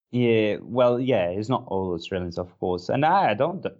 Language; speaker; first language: English; non-native, fluent; Portuguese